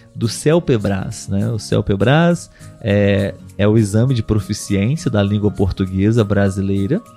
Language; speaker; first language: Portuguese; native; Portuguese